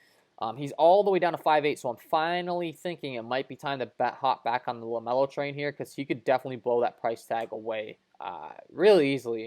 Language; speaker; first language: English; native; English